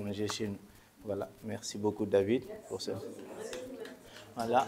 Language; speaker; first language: French; non-native, local second language; Bambara